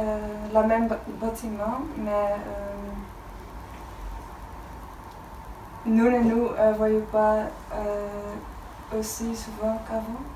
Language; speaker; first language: French; non-native, learner; Dutch